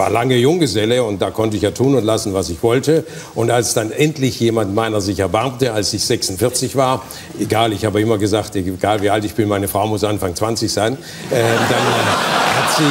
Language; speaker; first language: German; native; German